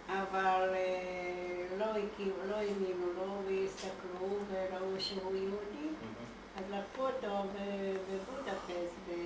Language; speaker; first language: Hebrew; non-native, fluent; Hungarian